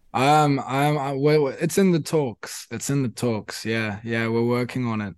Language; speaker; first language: English; non-native, local second language; Afrikaans